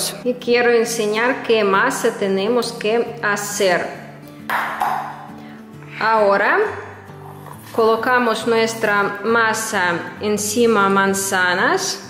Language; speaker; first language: Spanish; non-native, fluent; Russian